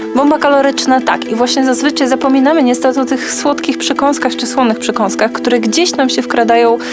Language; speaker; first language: Polish; native; Polish